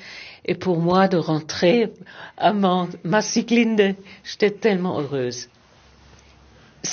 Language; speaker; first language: French; non-native, fluent; German